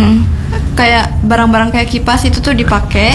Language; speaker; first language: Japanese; non-native, learner; Indonesian